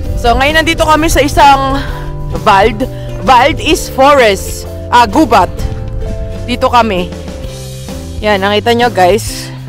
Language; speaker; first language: Filipino; native; Filipino